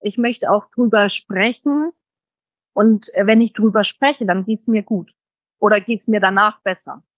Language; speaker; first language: German; early bilingual, heritage; German